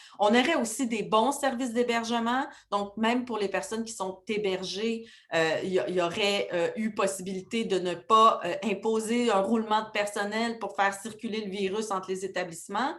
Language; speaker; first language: French; native; French